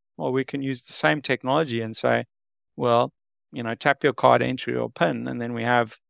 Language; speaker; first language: English; native; English